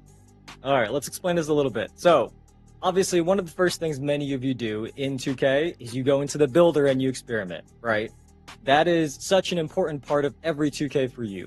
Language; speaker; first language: English; native; English